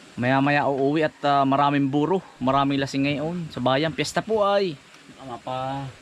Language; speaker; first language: Filipino; native; Filipino